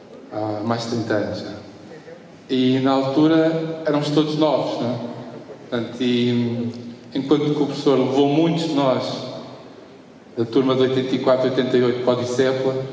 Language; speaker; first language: Portuguese; native; Portuguese